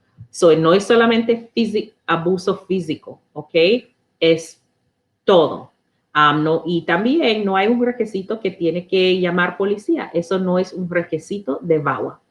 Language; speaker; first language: Spanish; non-native, learner; English